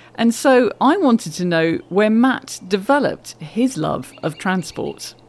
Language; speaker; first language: English; native; English